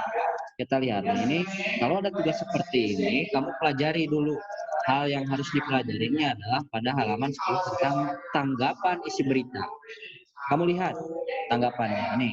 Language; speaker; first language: Indonesian; native; Indonesian